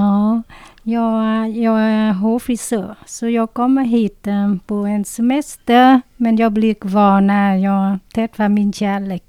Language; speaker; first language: Swedish; non-native, learner; Vietnamese